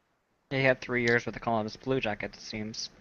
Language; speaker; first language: English; native; English